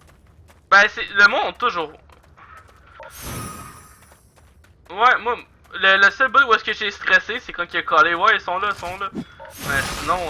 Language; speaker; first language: French; native; French